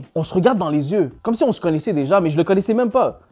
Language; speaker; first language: French; native; French